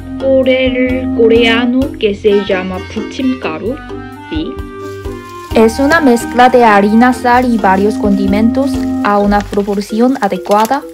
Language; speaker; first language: Spanish; non-native, learner; Korean